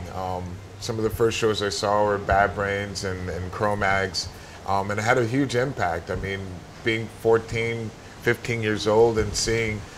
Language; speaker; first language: English; native; English